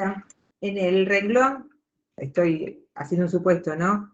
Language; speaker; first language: Spanish; native; Spanish